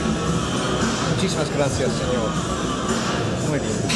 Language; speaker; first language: Spanish; non-native, fluent; English